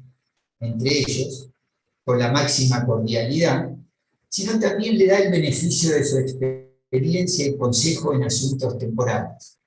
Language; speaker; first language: Spanish; native; Spanish